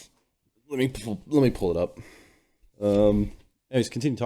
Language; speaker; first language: English; native; English